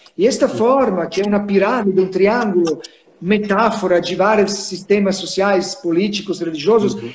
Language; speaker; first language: Portuguese; non-native, fluent; Serbian